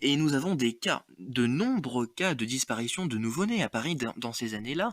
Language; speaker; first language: French; native; French